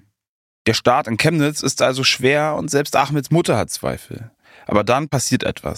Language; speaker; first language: German; native; German